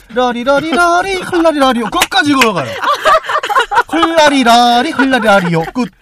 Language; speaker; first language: Korean; native; Korean